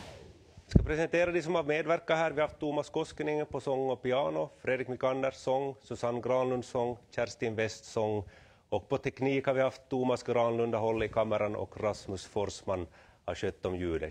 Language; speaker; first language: Swedish; native; Swedish